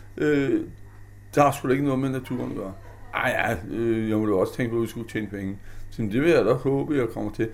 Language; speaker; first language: Danish; native; Danish